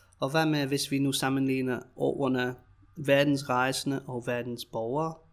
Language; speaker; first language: Danish; non-native, fluent; English